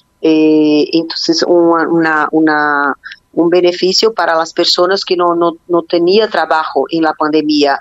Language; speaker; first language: Spanish; non-native, learner; Portuguese